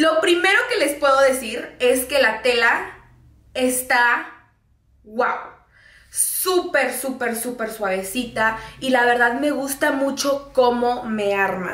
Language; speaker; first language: Spanish; early bilingual, heritage; Spanish